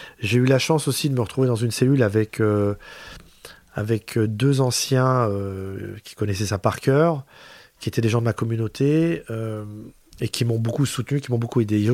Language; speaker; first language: French; native; French